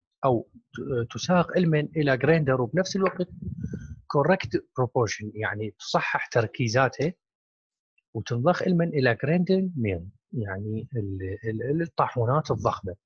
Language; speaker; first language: Arabic; native; Arabic